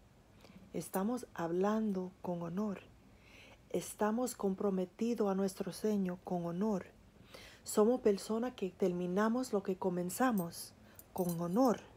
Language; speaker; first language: Spanish; early bilingual, heritage; Spanish